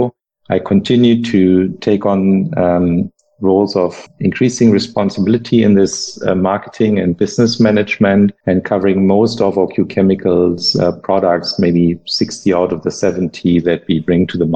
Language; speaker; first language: English; non-native, fluent; German